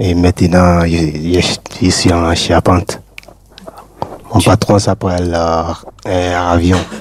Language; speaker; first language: French; non-native, learner; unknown